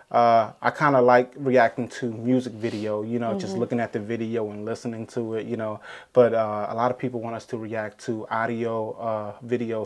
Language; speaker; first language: English; native; English